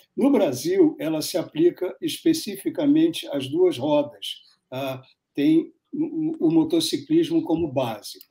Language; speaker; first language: Portuguese; native; Portuguese